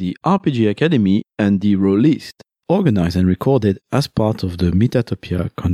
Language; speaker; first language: English; non-native, fluent; French